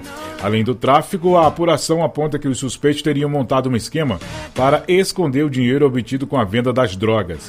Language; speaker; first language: Portuguese; native; Portuguese